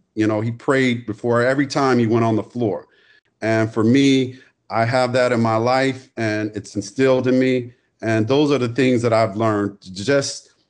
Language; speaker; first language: English; native; English